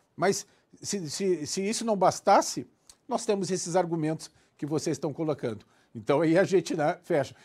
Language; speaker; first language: Portuguese; native; Portuguese